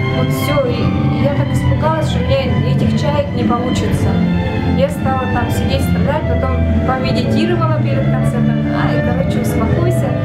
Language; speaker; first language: Russian; non-native, local second language; Yakut